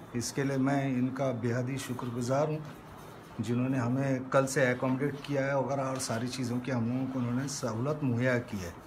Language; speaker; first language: Hindi; non-native, local second language; Urdu